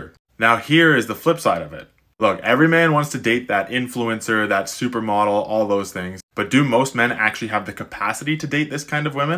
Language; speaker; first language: English; native; English